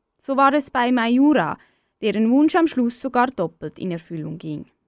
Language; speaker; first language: German; native; German